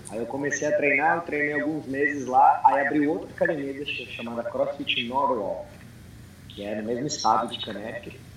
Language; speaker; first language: Portuguese; early bilingual, heritage; Portuguese